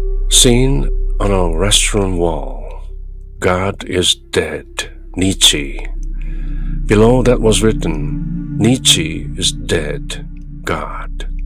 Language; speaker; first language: English; non-native, fluent; Korean